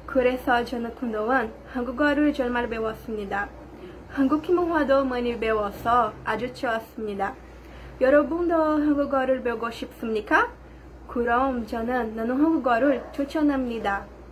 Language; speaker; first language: Korean; non-native, learner; Portuguese